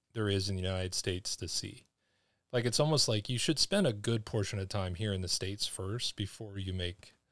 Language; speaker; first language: English; native; English